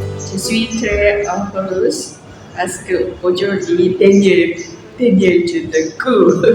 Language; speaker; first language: French; non-native, learner; Korean